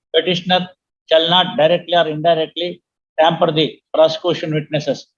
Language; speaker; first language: English; non-native, local second language; Kannada